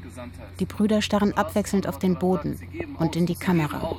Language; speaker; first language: German; native; German